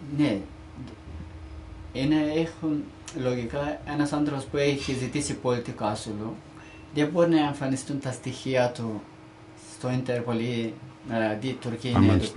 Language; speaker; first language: Greek; non-native, learner; Turkish